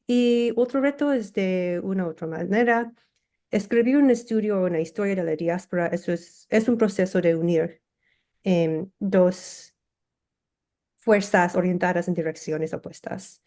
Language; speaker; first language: Spanish; early bilingual, heritage; English